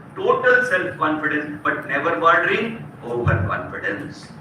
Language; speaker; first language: English; non-native, local second language; Hindi